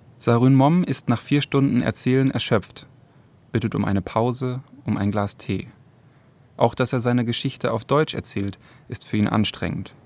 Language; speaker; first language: German; native; German